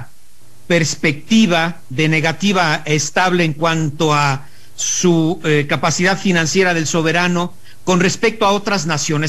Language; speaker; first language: Spanish; native; Spanish